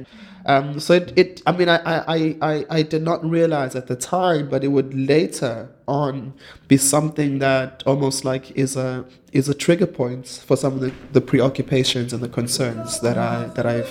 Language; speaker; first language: English; non-native, local second language; Zulu